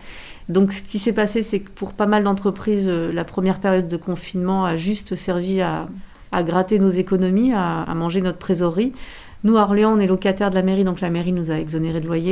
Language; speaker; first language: French; native; French